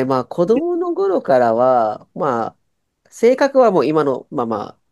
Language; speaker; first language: Japanese; non-native, fluent; Nepali